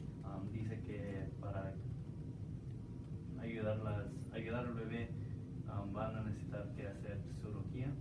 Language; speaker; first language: Spanish; non-native, learner; English